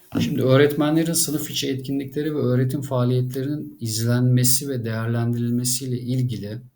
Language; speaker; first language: Turkish; native; Turkish